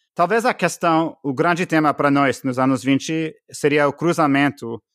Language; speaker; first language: Portuguese; non-native, fluent; English